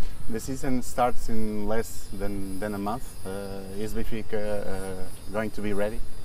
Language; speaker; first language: English; non-native, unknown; Portuguese